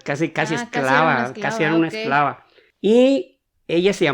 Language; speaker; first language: Spanish; native; Spanish